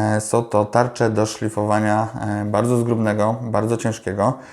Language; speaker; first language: Polish; native; Polish